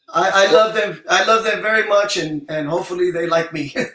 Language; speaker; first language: English; early bilingual, other home language; Spanish